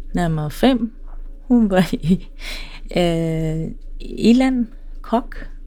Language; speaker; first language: Danish; non-native, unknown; Swahili